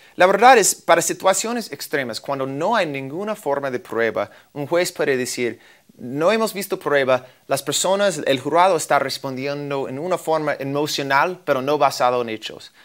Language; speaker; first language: Spanish; non-native, fluent; English